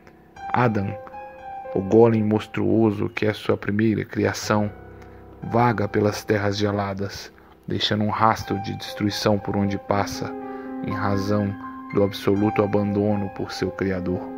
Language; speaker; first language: Portuguese; native; Portuguese